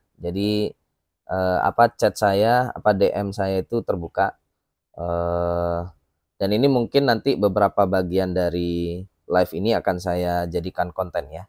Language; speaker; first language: Indonesian; native; Indonesian